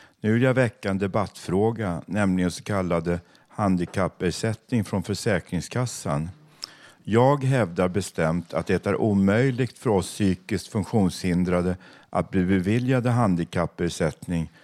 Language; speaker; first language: Swedish; native; Swedish